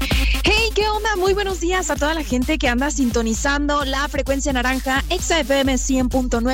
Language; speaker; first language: Spanish; native; Spanish